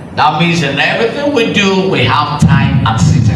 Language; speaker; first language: English; non-native, local second language; Yoruba